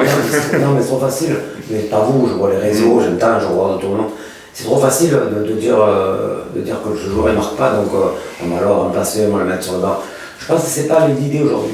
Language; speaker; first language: French; native; French